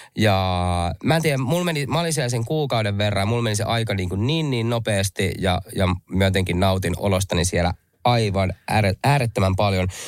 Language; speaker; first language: Finnish; native; Finnish